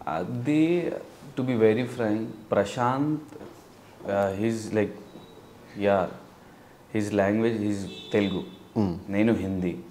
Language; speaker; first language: Telugu; non-native, learner; Hindi